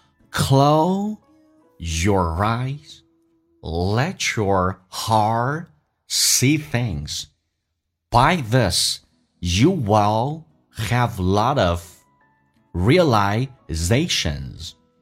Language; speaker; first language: English; non-native, fluent; Chinese